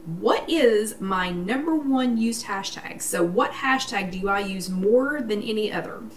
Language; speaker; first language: English; native; English